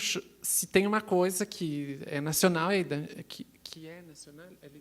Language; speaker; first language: Portuguese; native; Portuguese